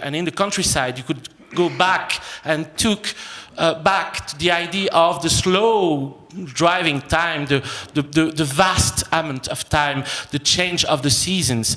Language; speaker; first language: English; non-native, fluent; French